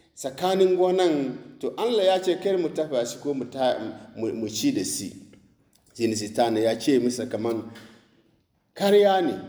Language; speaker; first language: Hausa; non-native, local second language; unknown